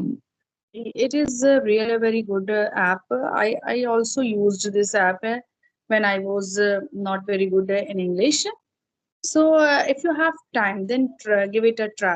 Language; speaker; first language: English; non-native, fluent; Hindi